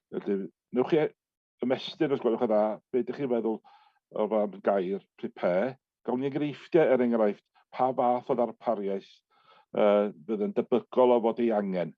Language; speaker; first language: Welsh; native; Welsh